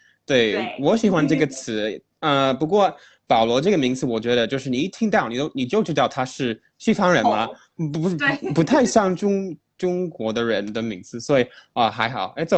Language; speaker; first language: Chinese; non-native, fluent; English